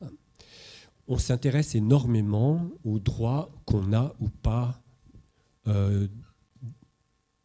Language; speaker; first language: French; native; French